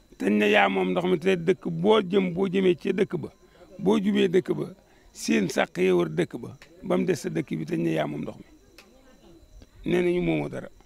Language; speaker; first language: Wolof; native; Wolof